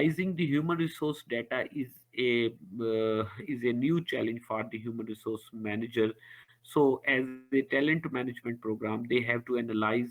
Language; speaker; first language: English; non-native, local second language; Urdu